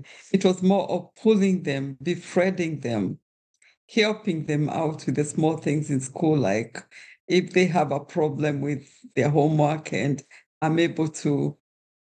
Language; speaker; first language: English; non-native, local second language; Kikuyu